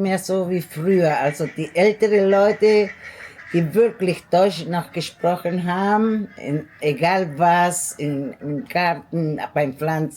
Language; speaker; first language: German; early bilingual, heritage; German